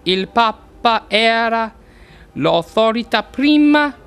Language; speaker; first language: Italian; non-native, learner; English